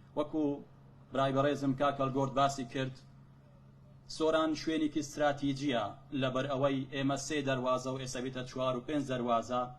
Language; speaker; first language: Central Kurdish; non-native, local second language; Assyrian Neo-Aramaic